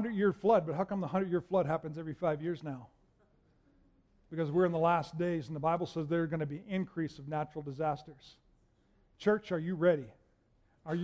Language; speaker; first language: English; native; English